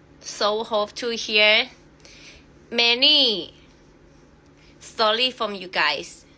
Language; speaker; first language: English; non-native, learner; Thai